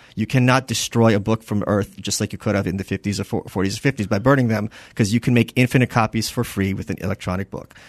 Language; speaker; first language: English; early bilingual, other home language; Russian